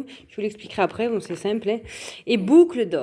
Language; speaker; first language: French; native; French